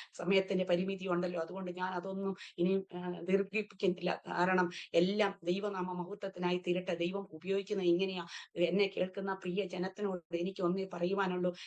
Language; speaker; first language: Malayalam; early bilingual, heritage; Malayalam